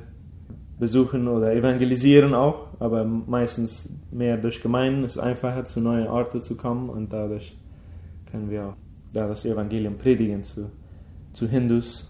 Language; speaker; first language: German; early bilingual, heritage; German